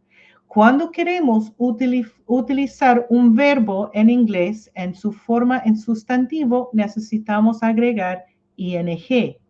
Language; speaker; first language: Spanish; non-native, fluent; English